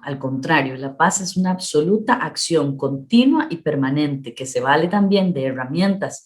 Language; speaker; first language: Spanish; native; Spanish